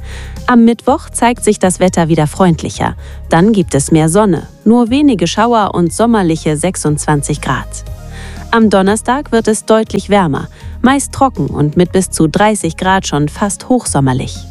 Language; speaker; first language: German; native; German